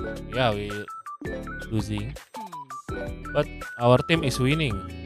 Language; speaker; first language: English; non-native, learner; Indonesian